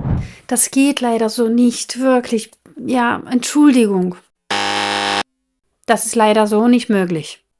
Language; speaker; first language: German; non-native, fluent; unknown